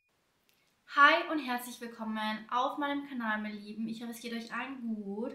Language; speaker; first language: German; early bilingual, other home language; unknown